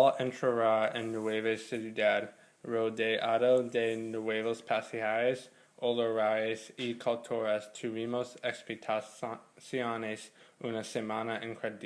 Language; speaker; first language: Spanish; non-native, learner; English